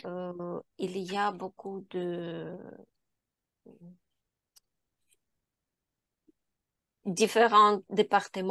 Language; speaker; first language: French; non-native, learner; Ukrainian